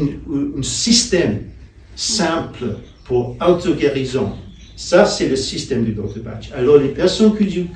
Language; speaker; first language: French; non-native, fluent; English